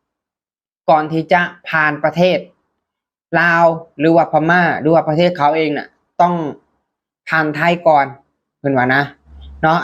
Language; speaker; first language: Thai; non-native, local second language; Lao